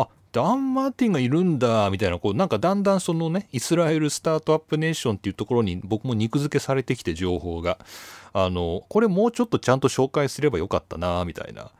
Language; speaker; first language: Japanese; native; Japanese